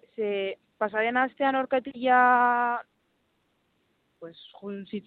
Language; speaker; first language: Basque; non-native, local second language; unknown